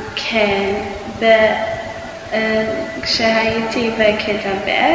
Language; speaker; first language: Hebrew; non-native, learner; English